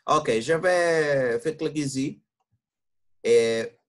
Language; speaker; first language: French; non-native, learner; Spanish